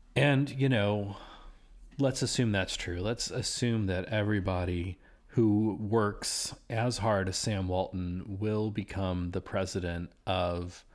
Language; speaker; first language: English; native; English